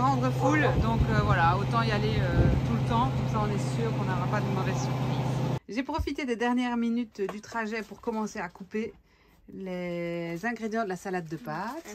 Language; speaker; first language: French; native; French